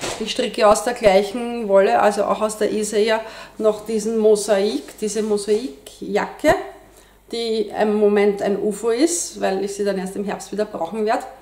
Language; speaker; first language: German; native; German